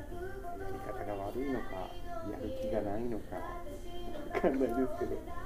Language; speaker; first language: Japanese; native; Japanese